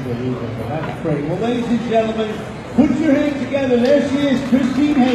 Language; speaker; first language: English; native; English